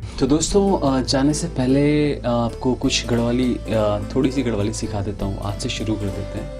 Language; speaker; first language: Hindi; non-native, local second language; Garhwali